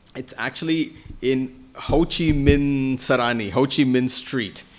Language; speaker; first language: English; non-native, local second language; Malayalam